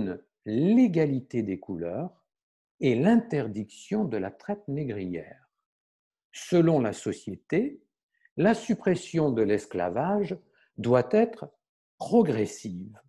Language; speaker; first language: French; native; French